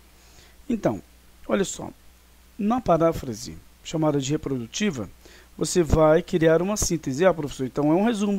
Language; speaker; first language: Portuguese; native; Portuguese